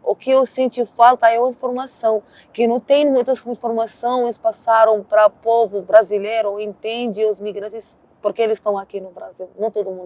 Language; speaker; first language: Portuguese; non-native, learner; Arabic